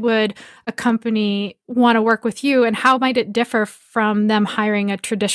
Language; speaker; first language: English; native; English